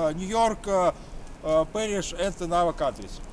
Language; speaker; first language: English; non-native, learner; Russian